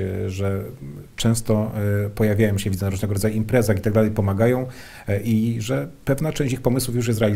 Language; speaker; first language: Polish; native; Polish